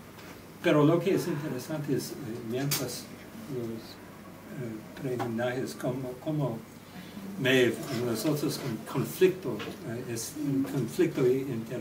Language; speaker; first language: Spanish; non-native, learner; English